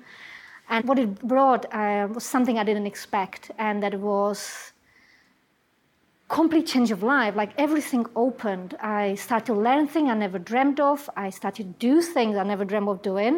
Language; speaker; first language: English; non-native, fluent; Czech